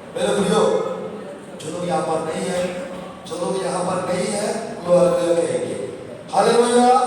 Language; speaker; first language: Hindi; non-native, local second language; Telugu